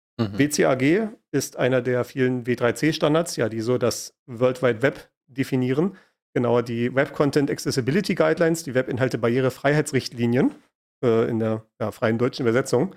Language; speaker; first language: German; native; German